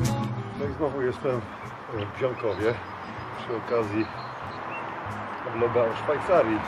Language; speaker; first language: Polish; native; Polish